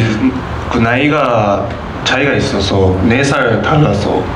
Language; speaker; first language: Korean; non-native, learner; Japanese